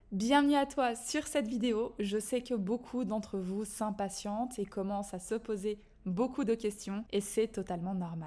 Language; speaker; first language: French; native; French